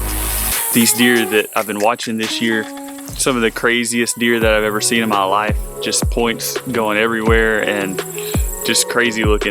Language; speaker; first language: English; native; English